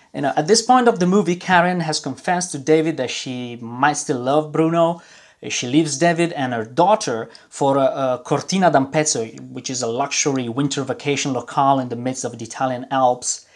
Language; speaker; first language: English; non-native, fluent; Italian